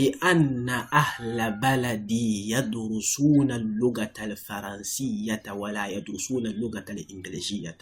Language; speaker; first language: Arabic; non-native, fluent; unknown